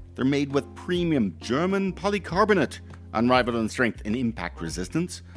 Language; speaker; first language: English; native; English